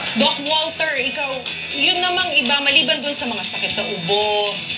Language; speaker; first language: Filipino; native; Filipino